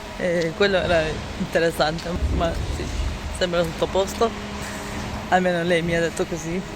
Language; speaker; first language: Italian; non-native, learner; Turkish